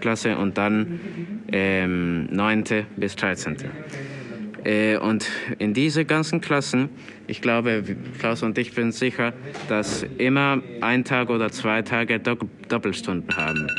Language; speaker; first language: German; non-native, learner; Spanish